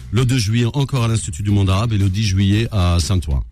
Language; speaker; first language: French; non-native, local second language; Arabic